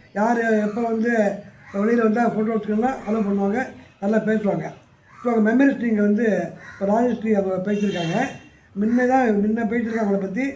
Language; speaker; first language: Tamil; native; Tamil